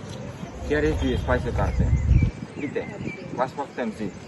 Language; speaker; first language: German; non-native, learner; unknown